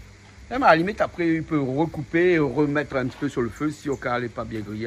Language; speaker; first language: French; non-native, local second language; Réunion Creole French